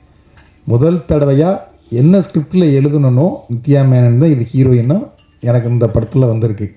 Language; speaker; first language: Tamil; native; Tamil